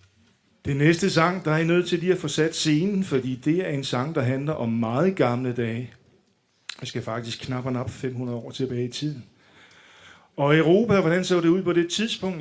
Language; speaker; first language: Danish; native; Danish